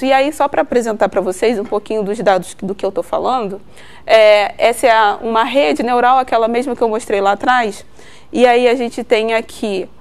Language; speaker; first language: Portuguese; native; Portuguese